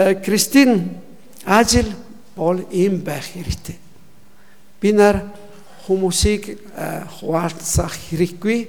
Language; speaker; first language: Mongolian; non-native, learner; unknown